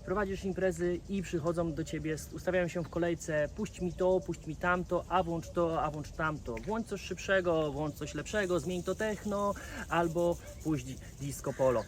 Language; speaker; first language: Polish; native; Polish